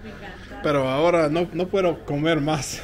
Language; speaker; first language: Spanish; non-native, learner; English